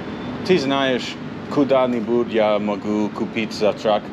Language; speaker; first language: Russian; non-native, learner; English